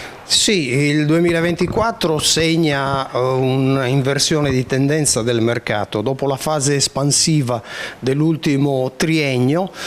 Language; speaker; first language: Italian; native; Italian